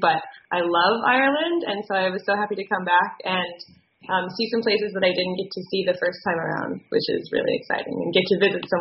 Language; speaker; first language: English; native; English